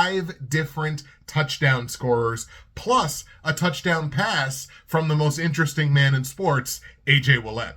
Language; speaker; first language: English; native; English